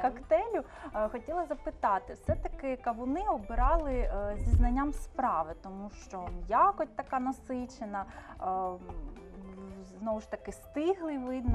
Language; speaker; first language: Ukrainian; native; Ukrainian